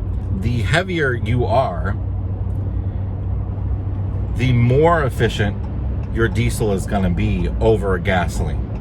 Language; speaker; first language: English; native; English